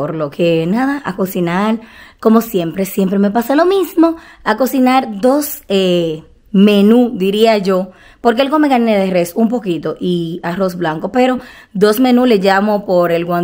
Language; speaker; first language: Spanish; native; Spanish